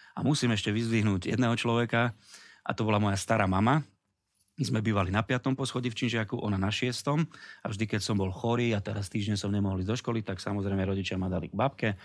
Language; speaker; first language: Slovak; native; Slovak